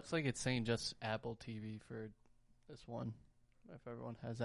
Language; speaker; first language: English; native; English